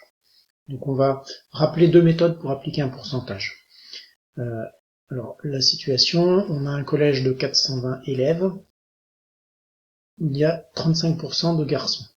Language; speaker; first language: French; native; French